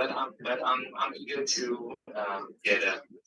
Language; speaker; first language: English; non-native, learner; Vietnamese